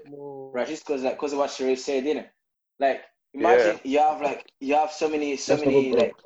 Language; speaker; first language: English; non-native, fluent; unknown